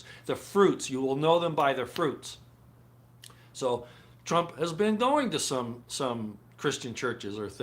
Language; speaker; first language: English; native; English